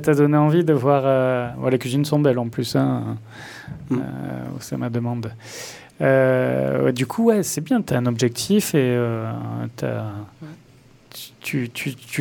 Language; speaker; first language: French; native; French